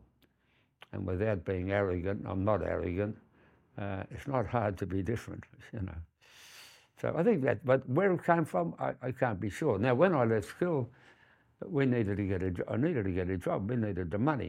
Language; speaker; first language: English; native; English